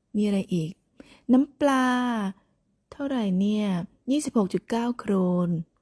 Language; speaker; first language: Thai; native; Thai